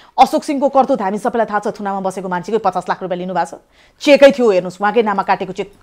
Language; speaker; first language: Nepali; native; Nepali